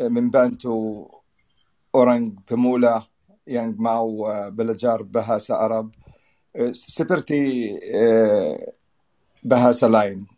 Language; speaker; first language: Indonesian; non-native, learner; Arabic